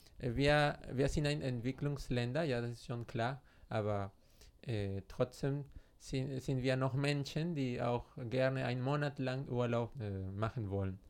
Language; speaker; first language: German; non-native, fluent; Spanish